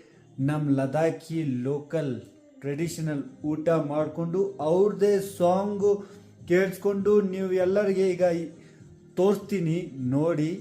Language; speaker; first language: Kannada; non-native, fluent; Ladakhi